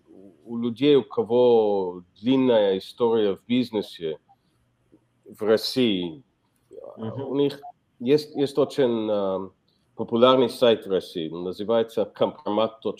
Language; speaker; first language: Russian; non-native, fluent; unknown